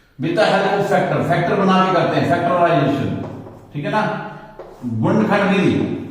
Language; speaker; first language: Hindi; non-native, local second language; Punjabi